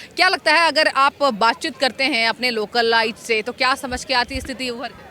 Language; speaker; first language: Hindi; native; Hindi